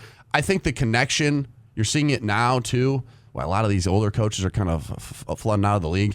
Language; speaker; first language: English; native; English